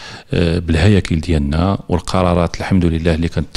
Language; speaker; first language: Arabic; native; Arabic